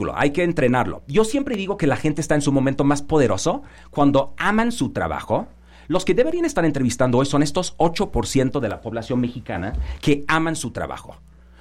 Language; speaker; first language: Spanish; non-native, fluent; English